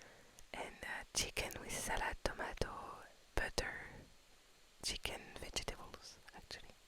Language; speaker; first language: English; non-native, fluent; French